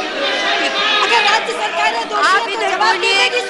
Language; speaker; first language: Hindi; native; Hindi